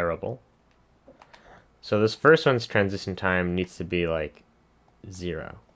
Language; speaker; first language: English; native; English